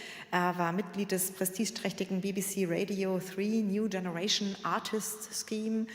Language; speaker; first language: German; native; German